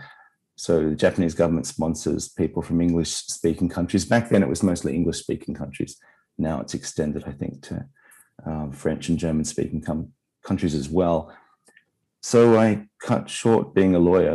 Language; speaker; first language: English; native; English